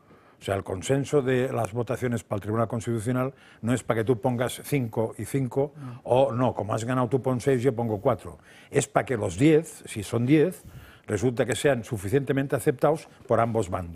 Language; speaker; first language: Spanish; native; Spanish